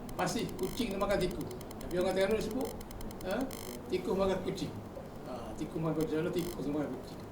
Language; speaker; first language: Malay; native; Malay